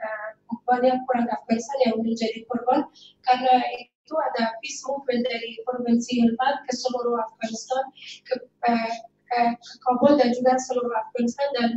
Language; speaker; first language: Indonesian; non-native, fluent; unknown